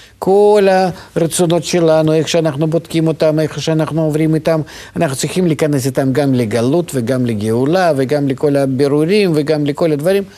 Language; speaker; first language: Hebrew; native; Hebrew